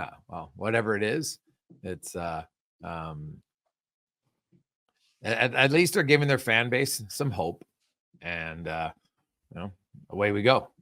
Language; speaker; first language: English; native; English